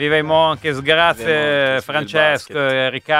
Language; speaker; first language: Italian; native; Italian